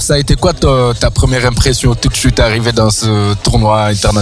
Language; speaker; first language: French; native; French